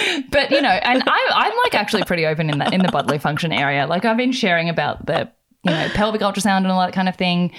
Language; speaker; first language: English; native; English